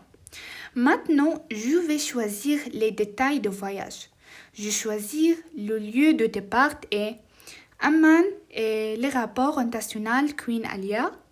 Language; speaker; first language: French; non-native, learner; Arabic